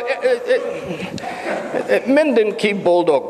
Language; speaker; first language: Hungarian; non-native, learner; English